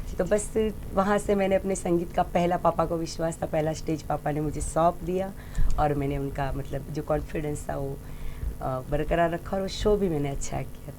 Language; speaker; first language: Hindi; non-native, local second language; Gujarati